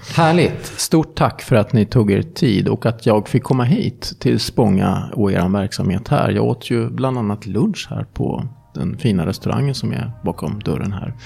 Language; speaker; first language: Swedish; native; Swedish